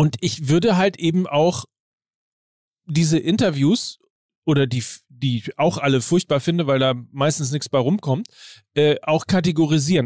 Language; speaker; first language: German; native; German